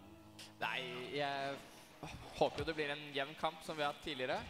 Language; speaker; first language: Norwegian; native; Norwegian